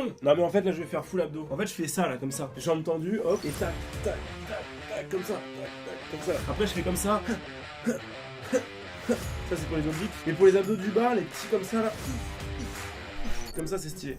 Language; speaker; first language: French; native; French